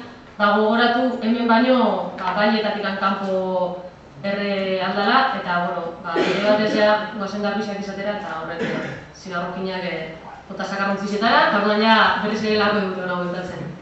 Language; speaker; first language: Basque; native; Basque